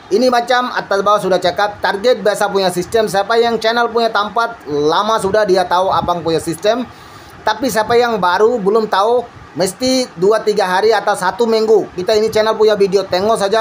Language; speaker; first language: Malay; non-native, learner; Bangla